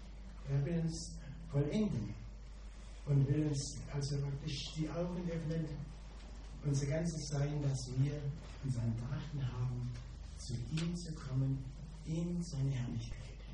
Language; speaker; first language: German; non-native, fluent; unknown